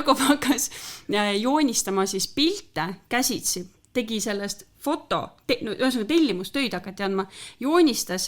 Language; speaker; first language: Estonian; native; Estonian